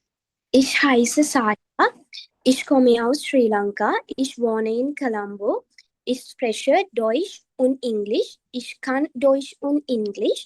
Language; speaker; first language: German; non-native, learner; Sinhala